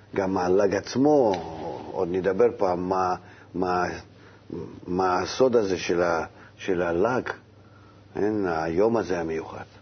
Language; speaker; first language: Hebrew; non-native, fluent; Russian